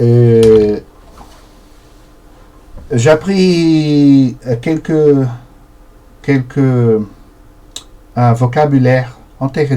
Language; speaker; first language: French; non-native, learner; Portuguese